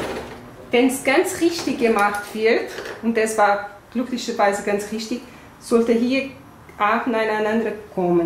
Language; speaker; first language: German; non-native, fluent; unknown